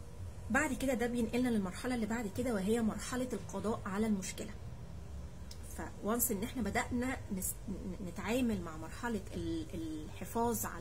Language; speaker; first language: Arabic; native; Arabic